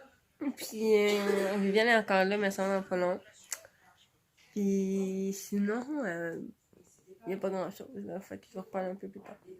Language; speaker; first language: French; native; French